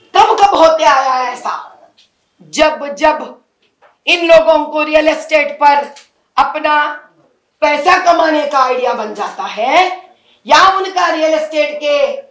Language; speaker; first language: Hindi; non-native, local second language; Telugu